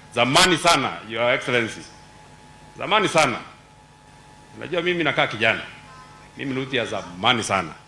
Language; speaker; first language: Swahili; non-native, local second language; Kikuyu